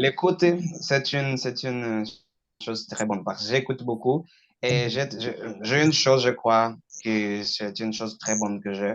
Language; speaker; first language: French; non-native, learner; Portuguese